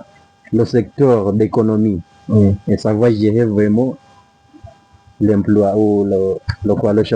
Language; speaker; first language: French; non-native, learner; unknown